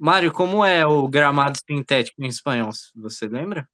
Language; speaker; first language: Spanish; non-native, learner; Portuguese